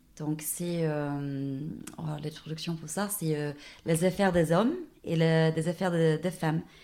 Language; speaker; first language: French; non-native, fluent; English